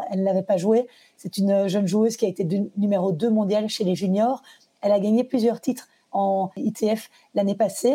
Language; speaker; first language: French; native; French